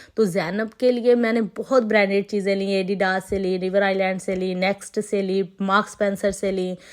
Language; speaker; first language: Urdu; non-native, local second language; Punjabi